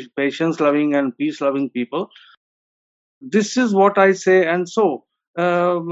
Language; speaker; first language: English; non-native, local second language; Hindi